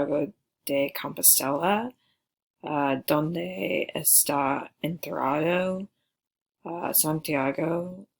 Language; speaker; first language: Spanish; non-native, learner; English